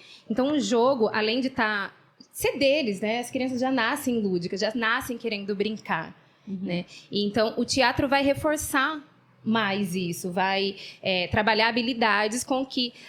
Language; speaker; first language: Portuguese; native; Portuguese